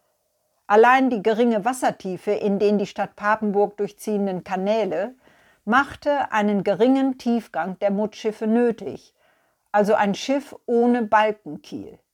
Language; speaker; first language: German; native; German